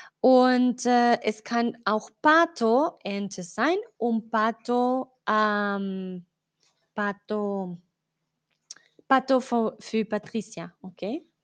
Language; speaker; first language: German; non-native, learner; Spanish